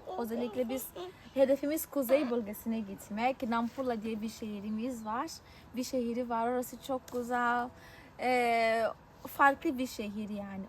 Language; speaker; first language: Turkish; non-native, fluent; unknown